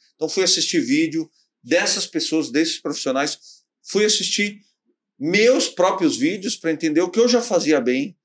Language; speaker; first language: Portuguese; native; Portuguese